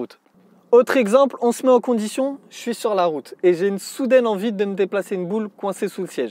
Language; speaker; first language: French; native; French